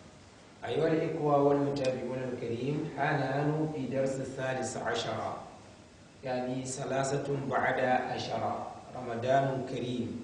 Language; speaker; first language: Arabic; non-native, fluent; Hausa